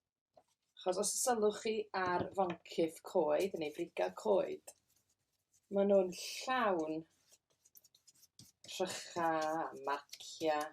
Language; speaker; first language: Welsh; native; Welsh